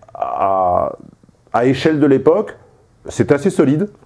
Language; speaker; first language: French; native; French